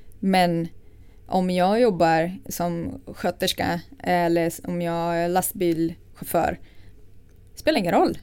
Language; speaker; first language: Swedish; non-native, fluent; Portuguese